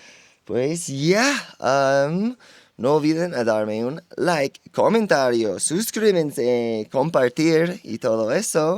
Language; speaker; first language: Spanish; non-native, learner; English